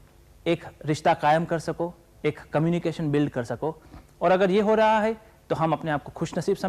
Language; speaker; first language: Hindi; native; Hindi